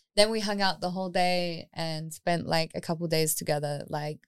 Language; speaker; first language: English; native; English